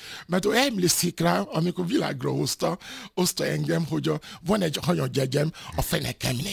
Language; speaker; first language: Hungarian; non-native, fluent; Yoruba